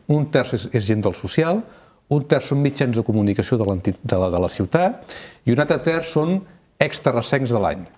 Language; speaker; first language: Catalan; native; Catalan